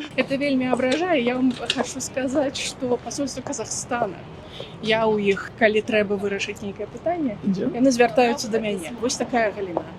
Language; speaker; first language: Belarusian; non-native, local second language; Russian